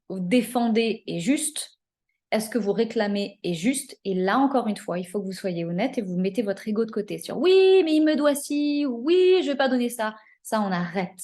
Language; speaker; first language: French; native; French